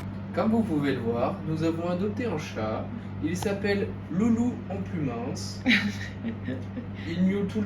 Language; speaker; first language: French; native; French